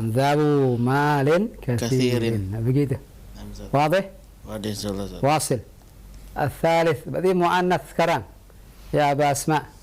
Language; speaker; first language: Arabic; non-native, fluent; Indonesian